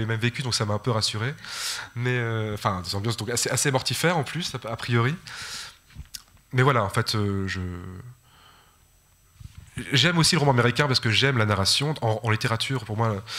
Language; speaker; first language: French; native; French